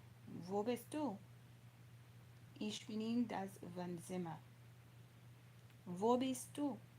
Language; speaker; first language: German; non-native, learner; English